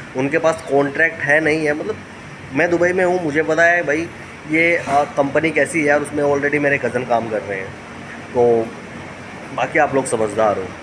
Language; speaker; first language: Hindi; native; Hindi